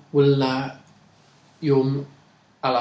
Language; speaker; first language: Arabic; non-native, learner; English